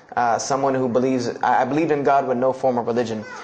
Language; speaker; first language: English; native; English